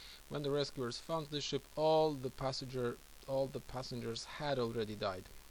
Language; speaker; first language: English; non-native, fluent; Polish